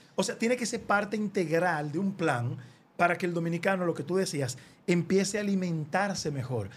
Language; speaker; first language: Spanish; native; Spanish